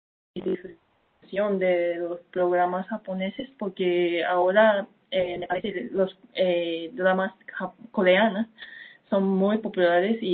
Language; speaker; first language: Spanish; non-native, fluent; Japanese